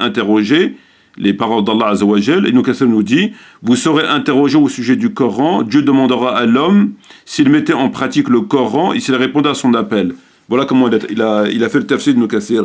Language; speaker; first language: French; native; French